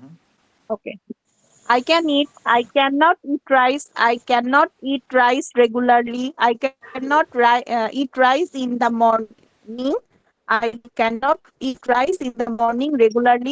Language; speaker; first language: English; non-native, learner; Bangla